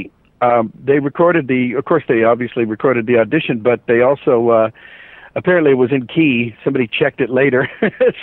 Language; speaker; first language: English; native; English